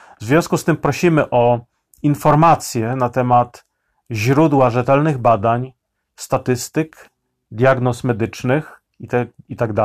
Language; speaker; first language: Polish; native; Polish